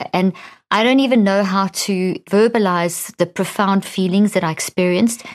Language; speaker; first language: English; native; English